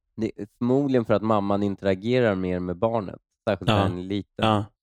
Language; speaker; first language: Swedish; early bilingual, other home language; Persian